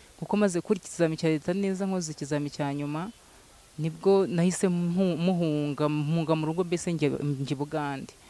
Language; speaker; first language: Kinyarwanda; native; Kinyarwanda